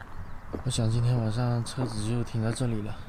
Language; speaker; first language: Chinese; native; Chinese